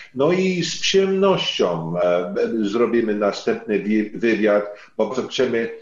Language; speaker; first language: Polish; non-native, learner; English